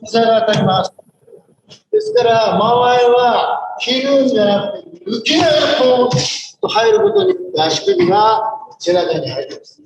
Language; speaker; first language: Japanese; native; Japanese